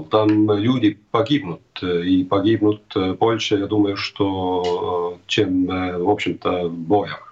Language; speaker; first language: Russian; non-native, fluent; Estonian